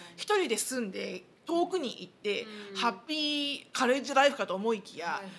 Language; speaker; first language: Japanese; native; Japanese